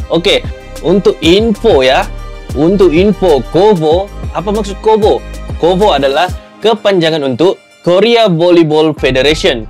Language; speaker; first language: Malay; native; Malay